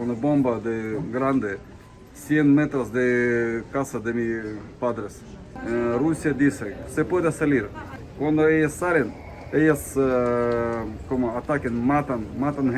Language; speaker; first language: Spanish; non-native, learner; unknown